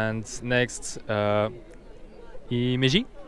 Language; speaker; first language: English; non-native, learner; French